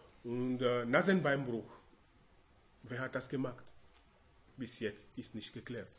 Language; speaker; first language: German; non-native, learner; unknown